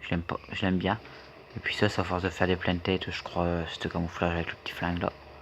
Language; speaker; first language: French; native; French